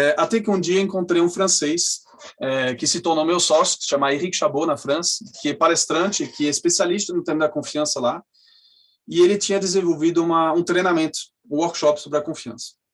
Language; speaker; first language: Portuguese; non-native, fluent; French